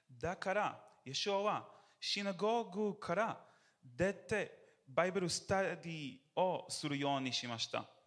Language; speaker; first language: Japanese; non-native, learner; English